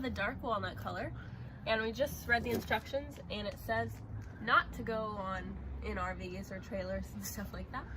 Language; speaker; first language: English; native; English